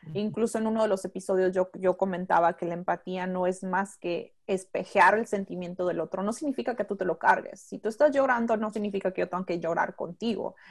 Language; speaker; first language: Spanish; native; Spanish